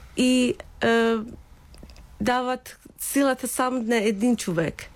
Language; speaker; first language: Bulgarian; non-native, learner; Persian